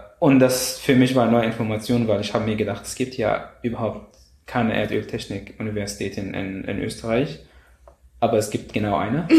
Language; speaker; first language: German; non-native, fluent; Arabic